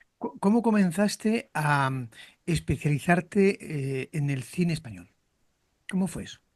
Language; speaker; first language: Spanish; native; Spanish